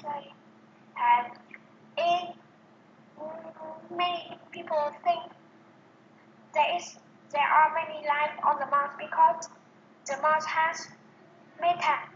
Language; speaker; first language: English; non-native, learner; Vietnamese